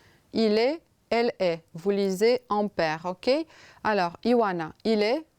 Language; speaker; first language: French; non-native, fluent; Romanian